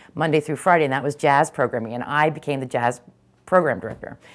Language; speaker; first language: English; native; English